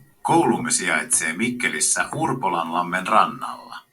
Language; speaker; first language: Finnish; non-native, learner; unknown